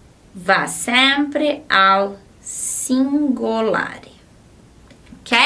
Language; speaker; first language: Italian; non-native, fluent; Portuguese